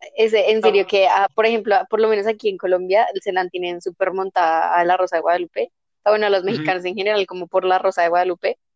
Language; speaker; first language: Spanish; native; Spanish